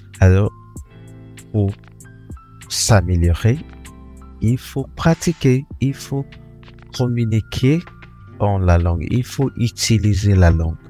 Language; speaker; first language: French; non-native, fluent; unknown